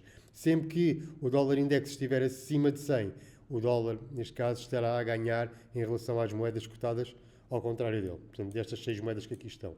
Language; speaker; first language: Portuguese; native; Portuguese